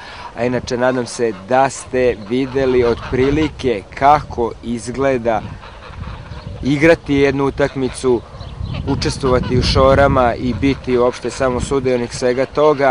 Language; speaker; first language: Serbian; native; Serbian